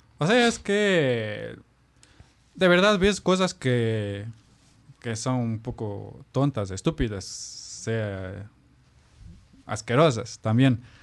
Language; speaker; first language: Spanish; non-native, fluent; Portuguese